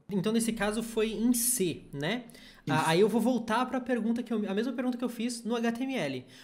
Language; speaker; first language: Portuguese; native; Portuguese